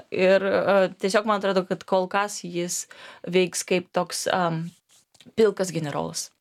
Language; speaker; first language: Lithuanian; non-native, fluent; Belarusian